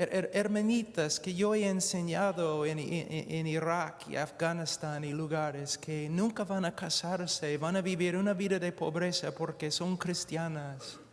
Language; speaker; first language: Spanish; non-native, fluent; English